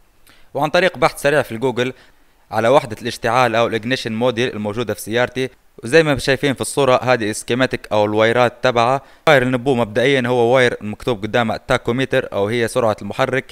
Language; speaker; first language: Arabic; native; Arabic